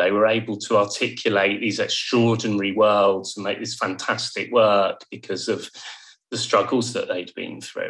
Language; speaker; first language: English; native; English